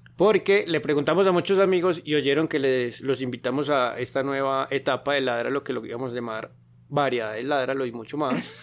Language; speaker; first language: Spanish; native; Spanish